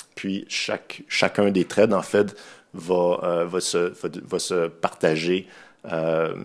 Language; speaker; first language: French; native; French